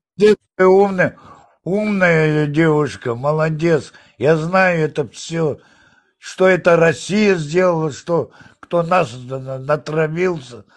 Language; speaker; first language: Russian; non-native, local second language; Abkhazian